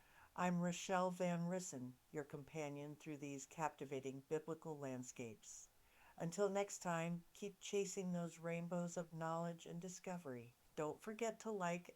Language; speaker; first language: English; native; English